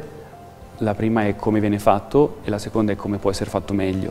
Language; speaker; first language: Italian; native; Italian